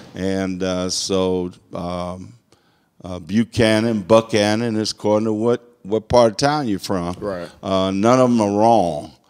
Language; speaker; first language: English; native; English